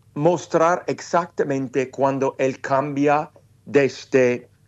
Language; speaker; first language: Spanish; non-native, fluent; English